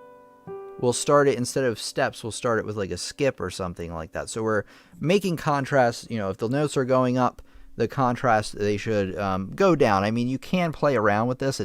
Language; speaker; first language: English; native; English